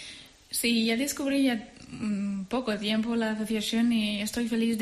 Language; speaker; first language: Spanish; non-native, learner; French